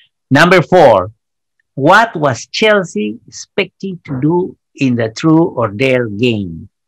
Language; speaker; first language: English; non-native, fluent; Spanish